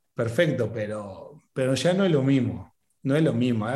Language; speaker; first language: Spanish; native; Spanish